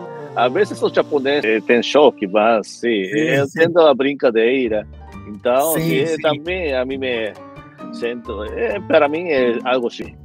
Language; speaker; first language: Portuguese; non-native, fluent; Japanese